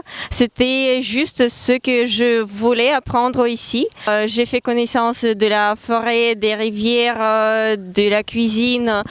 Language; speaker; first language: French; non-native, fluent; Ukrainian